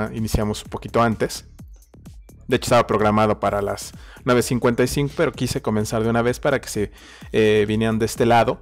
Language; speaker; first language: Spanish; native; Spanish